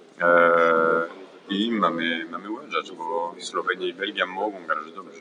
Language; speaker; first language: Polish; non-native, learner; French